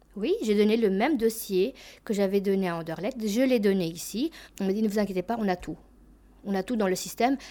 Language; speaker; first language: French; early bilingual, other home language; Albanian